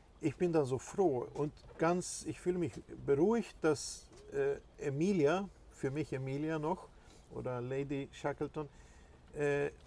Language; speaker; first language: German; non-native, fluent; Swedish